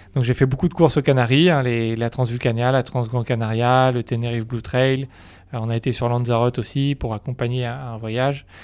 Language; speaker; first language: French; native; French